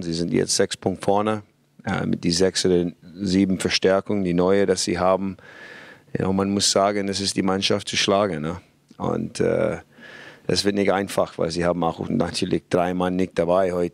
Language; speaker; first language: German; non-native, fluent; English